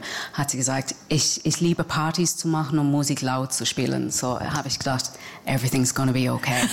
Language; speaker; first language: German; non-native, fluent; English